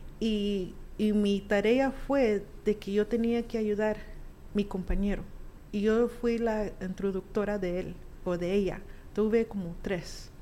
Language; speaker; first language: Spanish; early bilingual, heritage; Spanish